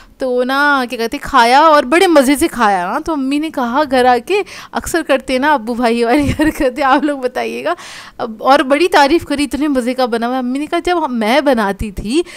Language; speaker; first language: Hindi; native; Hindi